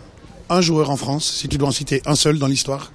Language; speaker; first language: French; native; French